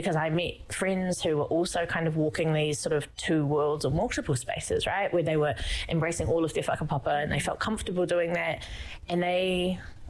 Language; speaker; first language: English; native; English